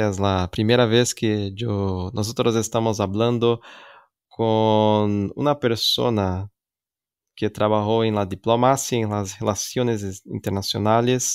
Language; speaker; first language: Spanish; non-native, fluent; Portuguese